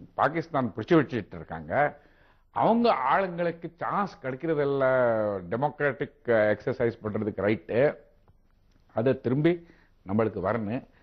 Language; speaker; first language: Tamil; non-native, local second language; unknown